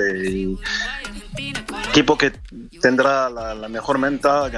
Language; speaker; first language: Spanish; non-native, learner; French